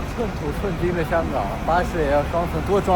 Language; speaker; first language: Chinese; native; Chinese